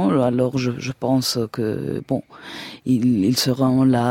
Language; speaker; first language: French; non-native, fluent; German